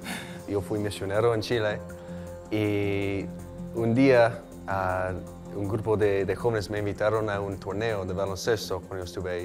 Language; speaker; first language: Spanish; non-native, fluent; English